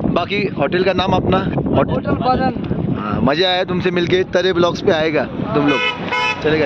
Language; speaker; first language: Hindi; non-native, local second language; Marathi